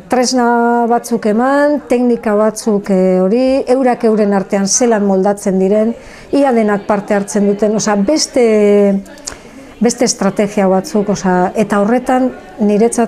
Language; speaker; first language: Basque; native; Basque